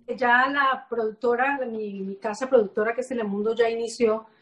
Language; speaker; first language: Spanish; native; Spanish